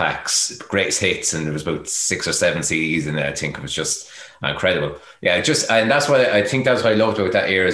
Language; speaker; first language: English; native; English